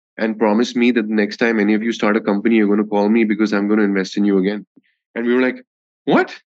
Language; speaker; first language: English; non-native, local second language; Hindi